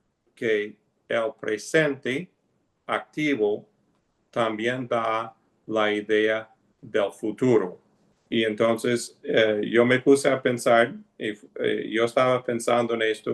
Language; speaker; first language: Spanish; non-native, fluent; English